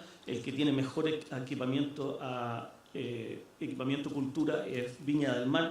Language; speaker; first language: Spanish; native; Spanish